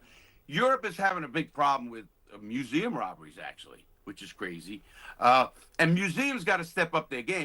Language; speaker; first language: English; native; English